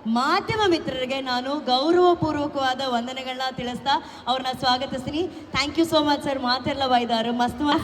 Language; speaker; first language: Kannada; non-native, local second language; Tulu